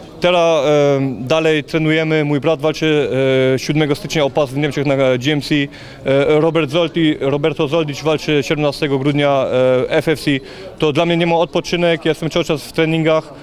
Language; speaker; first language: Polish; early bilingual, heritage; Polish